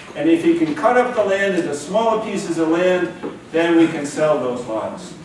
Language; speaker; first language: English; native; English